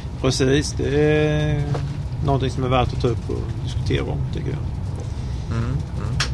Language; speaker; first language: Swedish; native; Swedish